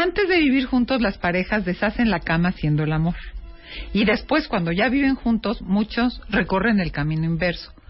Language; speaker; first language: Spanish; native; Spanish